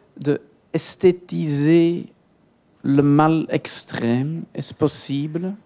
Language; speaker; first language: French; native; French